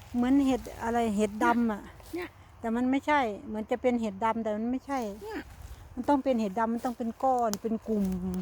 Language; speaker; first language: Thai; native; Thai